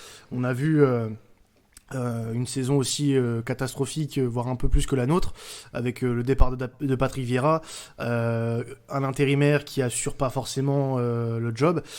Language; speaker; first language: French; native; French